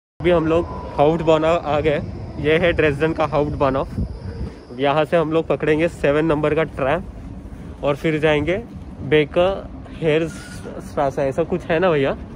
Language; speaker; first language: Hindi; native; Hindi